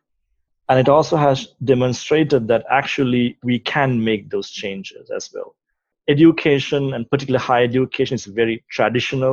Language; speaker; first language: English; non-native, local second language; Sinhala